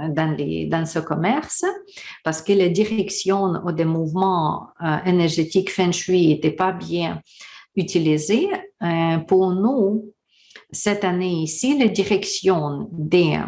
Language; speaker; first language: French; non-native, learner; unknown